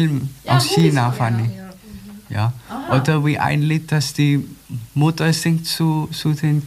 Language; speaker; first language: German; non-native, learner; Indonesian